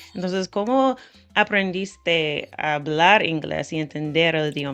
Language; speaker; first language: Spanish; non-native, fluent; English